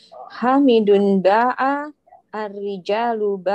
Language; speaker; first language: Arabic; non-native, learner; Indonesian